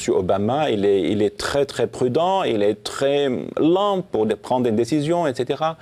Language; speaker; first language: French; non-native, fluent; Assyrian Neo-Aramaic